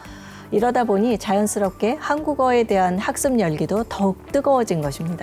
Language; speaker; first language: Korean; native; Korean